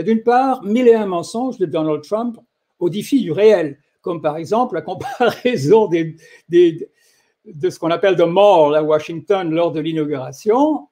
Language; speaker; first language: French; native; French